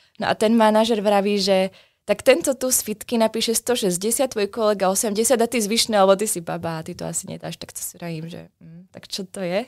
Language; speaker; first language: Slovak; native; Slovak